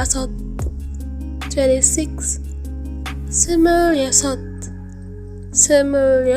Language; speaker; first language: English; non-native, local second language; Hindi